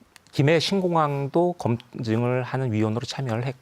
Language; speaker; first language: Korean; native; Korean